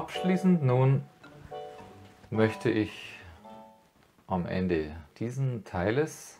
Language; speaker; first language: German; native; German